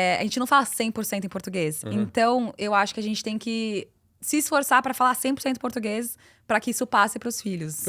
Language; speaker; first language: Portuguese; early bilingual, heritage; Portuguese